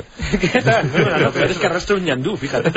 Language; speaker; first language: Spanish; native; Spanish